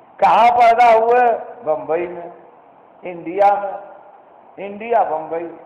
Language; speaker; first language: Urdu; native; Urdu